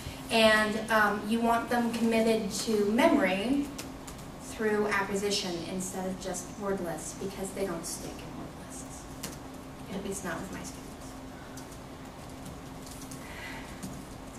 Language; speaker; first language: English; native; English